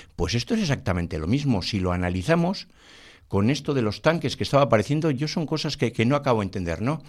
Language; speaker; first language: Spanish; native; Spanish